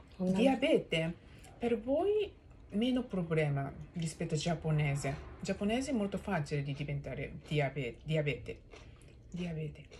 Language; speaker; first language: Italian; non-native, learner; Japanese